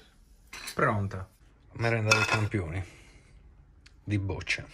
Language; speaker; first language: Italian; native; Italian